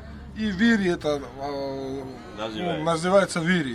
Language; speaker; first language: Russian; non-native, learner; Georgian